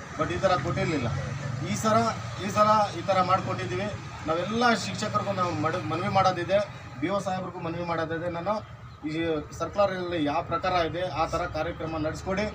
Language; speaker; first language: Kannada; non-native, local second language; Urdu